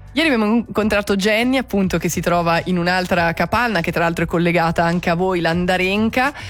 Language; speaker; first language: Italian; native; Italian